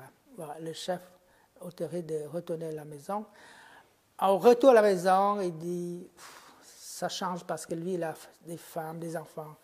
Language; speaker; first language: French; non-native, fluent; Khmer